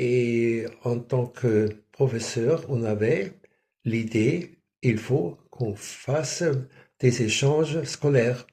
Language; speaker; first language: French; non-native, fluent; German